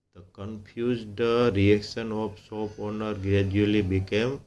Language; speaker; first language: English; non-native, local second language; Gujarati